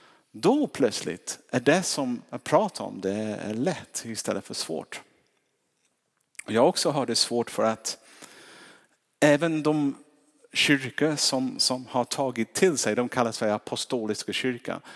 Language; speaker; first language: Swedish; non-native, fluent; English